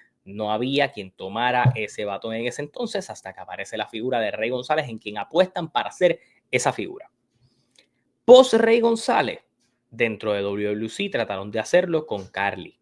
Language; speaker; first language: Spanish; native; Spanish